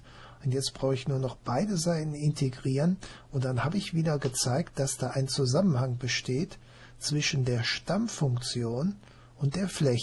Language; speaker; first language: German; native; German